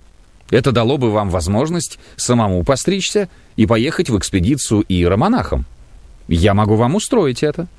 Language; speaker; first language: Russian; native; Russian